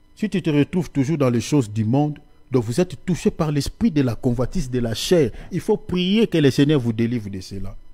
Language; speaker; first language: French; non-native, local second language; Lingala